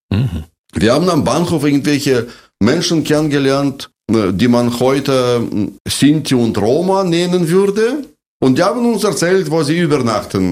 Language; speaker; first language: German; non-native, fluent; Russian